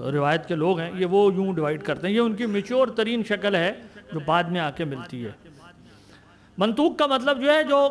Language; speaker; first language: Urdu; native; Urdu